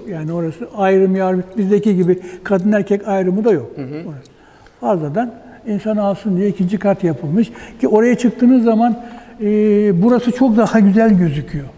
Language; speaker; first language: Turkish; native; Turkish